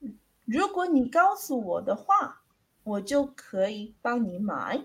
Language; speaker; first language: Chinese; non-native, learner; Spanish